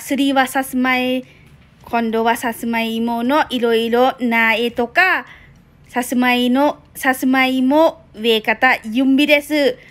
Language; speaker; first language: Japanese; non-native, learner; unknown